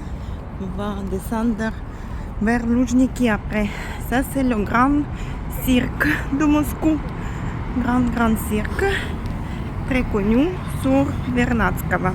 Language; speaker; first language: French; non-native, fluent; Russian